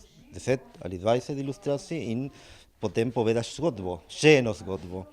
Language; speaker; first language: Slovenian; non-native, learner; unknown